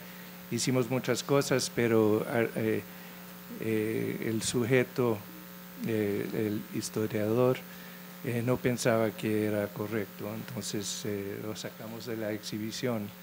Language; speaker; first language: Spanish; non-native, fluent; English